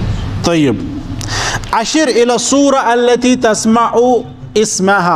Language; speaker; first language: Arabic; non-native, fluent; Urdu